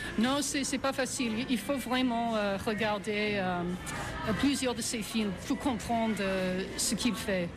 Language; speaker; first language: French; non-native, fluent; English